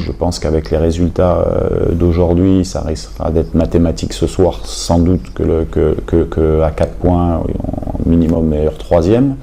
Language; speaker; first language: French; native; French